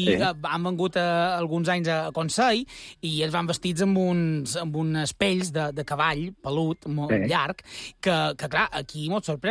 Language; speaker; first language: Catalan; native; Catalan